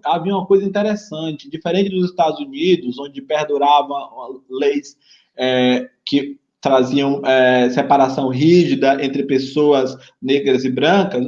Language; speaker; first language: Portuguese; native; Portuguese